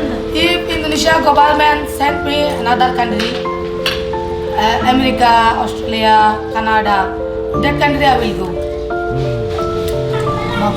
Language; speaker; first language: English; non-native, learner; Rohingya